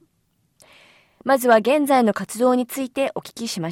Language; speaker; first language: Japanese; native; Japanese